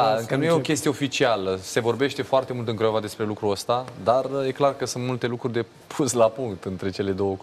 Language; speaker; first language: Romanian; native; Romanian